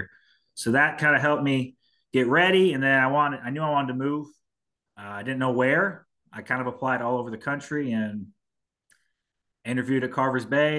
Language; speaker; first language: English; native; English